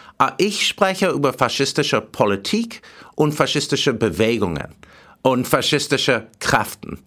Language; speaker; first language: German; non-native, learner; English